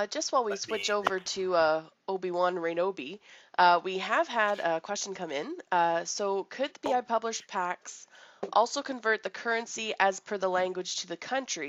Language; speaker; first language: English; native; English